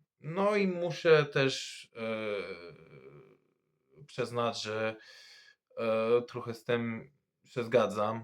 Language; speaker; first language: Polish; non-native, fluent; French